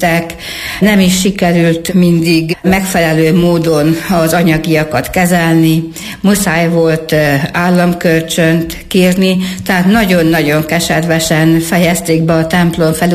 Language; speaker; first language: Hungarian; native; Hungarian